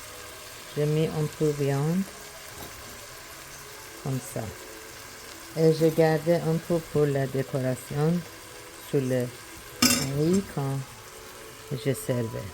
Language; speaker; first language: French; non-native, learner; Persian